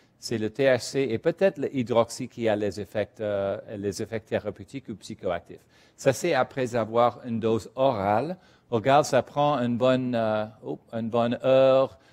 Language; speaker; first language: French; non-native, fluent; English